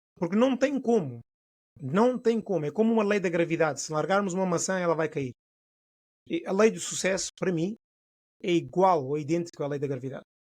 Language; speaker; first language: Portuguese; non-native, local second language; Upper Guinea Crioulo